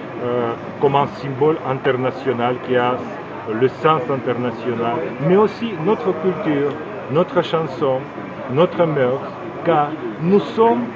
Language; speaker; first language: French; non-native, fluent; Russian